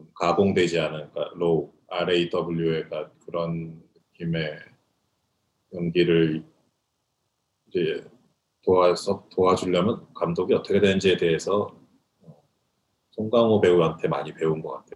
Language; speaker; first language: Korean; native; Korean